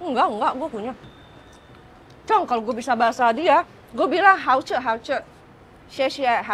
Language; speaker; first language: Indonesian; native; Indonesian